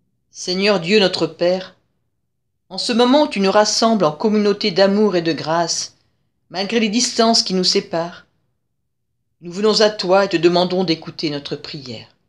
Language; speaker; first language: French; native; French